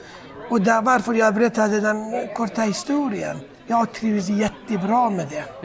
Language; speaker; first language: Swedish; non-native, fluent; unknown